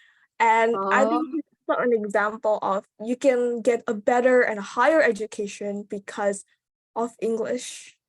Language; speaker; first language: English; non-native, fluent; Indonesian